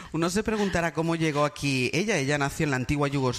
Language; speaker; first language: Spanish; native; Spanish